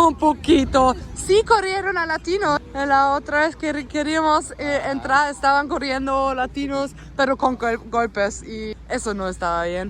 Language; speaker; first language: Spanish; non-native, fluent; German